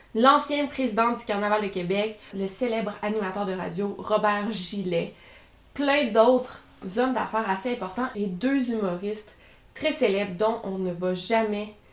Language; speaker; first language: French; native; French